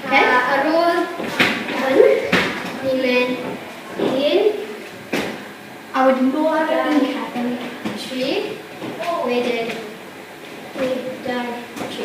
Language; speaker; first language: Welsh; non-native, local second language; English